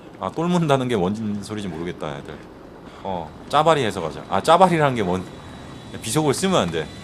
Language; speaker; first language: Korean; native; Korean